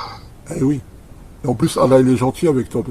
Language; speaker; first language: French; native; French